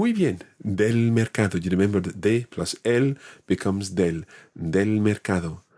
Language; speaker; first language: Spanish; non-native, fluent; English